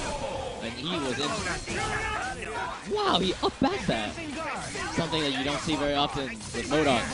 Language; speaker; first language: English; native; English